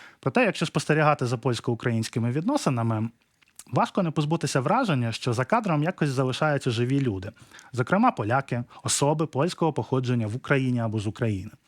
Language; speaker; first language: Ukrainian; native; Ukrainian